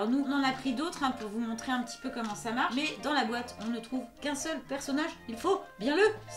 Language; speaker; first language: French; native; French